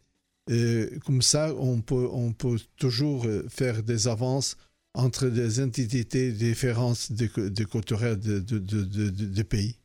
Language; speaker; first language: French; non-native, fluent; Portuguese